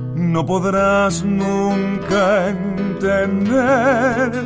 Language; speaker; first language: Spanish; native; Spanish